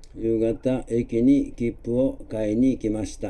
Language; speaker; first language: Japanese; native; Japanese